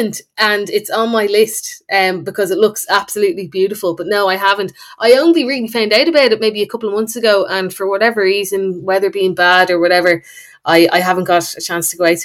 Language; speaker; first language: English; native; English